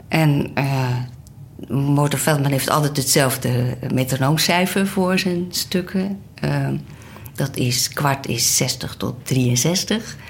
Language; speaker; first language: Dutch; native; Dutch